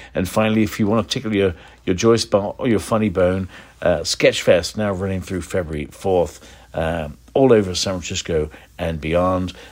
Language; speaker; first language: English; native; English